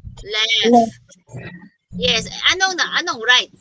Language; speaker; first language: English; non-native, local second language; Filipino